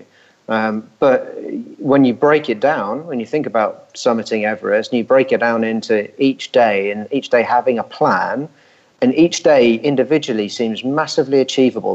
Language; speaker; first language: English; native; English